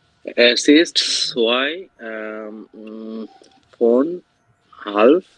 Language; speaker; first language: German; non-native, learner; Bangla